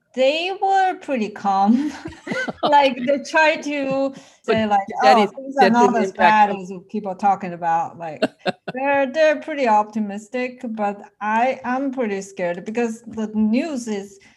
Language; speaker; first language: English; non-native, fluent; Chinese